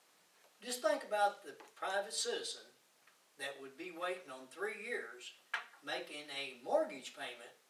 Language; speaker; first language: English; native; English